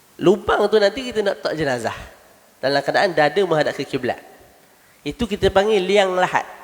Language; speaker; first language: Malay; native; Malay